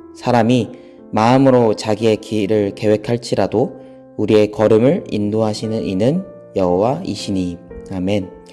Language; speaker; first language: Korean; native; Korean